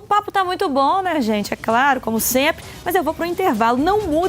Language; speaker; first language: Portuguese; native; Portuguese